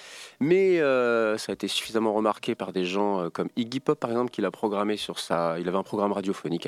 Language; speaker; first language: French; native; French